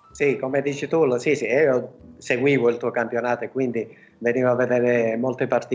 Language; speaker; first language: Italian; native; Italian